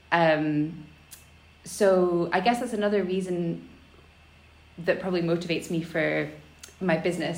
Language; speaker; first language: English; native; English